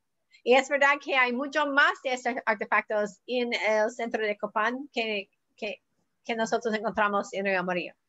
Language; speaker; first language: Spanish; non-native, learner; English